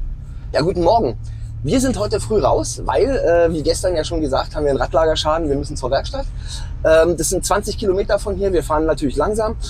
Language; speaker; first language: German; native; German